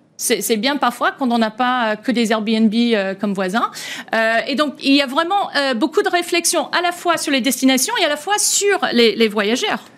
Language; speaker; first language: French; non-native, fluent; English